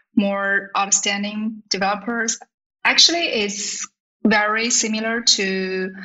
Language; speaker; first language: English; non-native, fluent; Chinese